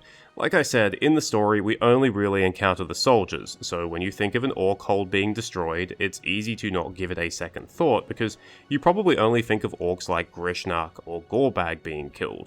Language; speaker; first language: English; native; English